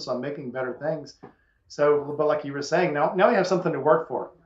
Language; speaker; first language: English; native; English